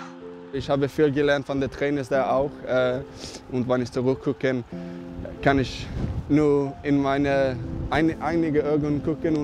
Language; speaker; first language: Dutch; non-native, fluent; Swedish